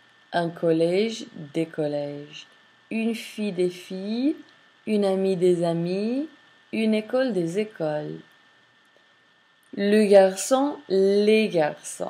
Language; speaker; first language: French; non-native, fluent; English